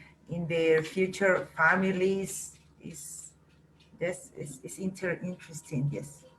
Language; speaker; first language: English; non-native, learner; Spanish